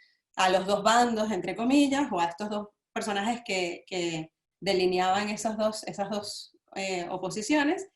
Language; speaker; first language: Spanish; native; Spanish